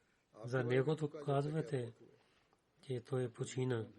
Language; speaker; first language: Bulgarian; non-native, learner; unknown